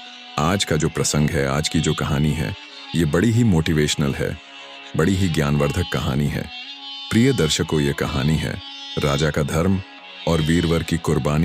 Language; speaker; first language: Hindi; native; Hindi